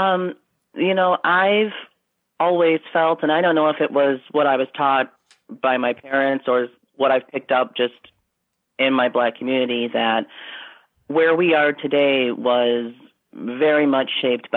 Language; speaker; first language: English; native; English